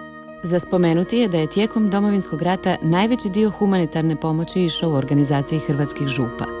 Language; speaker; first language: Croatian; native; Croatian